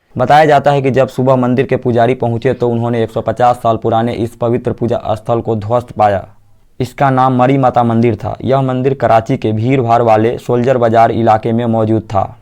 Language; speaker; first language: Hindi; native; Hindi